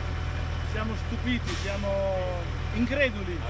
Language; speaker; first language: Italian; native; Italian